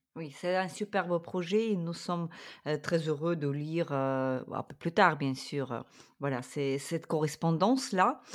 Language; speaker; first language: French; non-native, fluent; Ukrainian